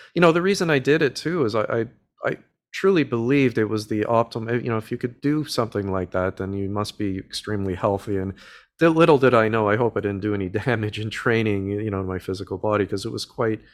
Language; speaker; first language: English; native; English